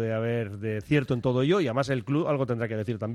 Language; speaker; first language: Spanish; native; Spanish